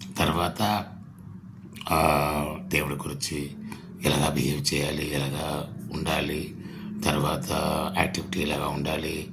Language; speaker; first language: Telugu; non-native, learner; Tamil